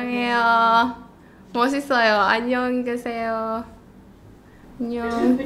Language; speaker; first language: Korean; non-native, learner; Indonesian